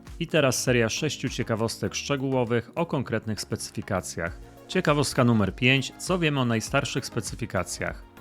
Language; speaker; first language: Polish; native; Polish